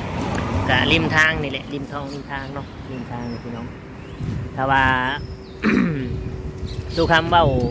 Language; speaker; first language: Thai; non-native, local second language; Lao